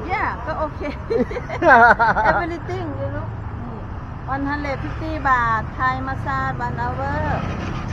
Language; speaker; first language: English; non-native, learner; Thai